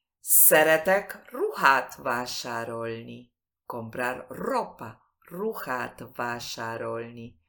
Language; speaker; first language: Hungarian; early bilingual, heritage; Spanish